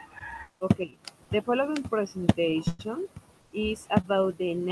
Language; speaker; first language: English; non-native, local second language; Spanish